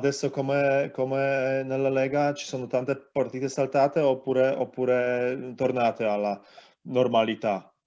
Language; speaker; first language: Italian; non-native, learner; Polish